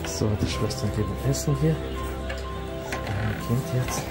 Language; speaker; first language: German; non-native, learner; Russian